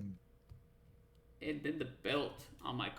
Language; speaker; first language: English; native; English